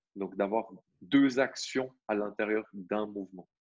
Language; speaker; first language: French; native; French